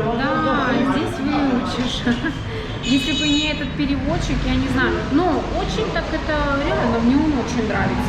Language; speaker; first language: Russian; native; Russian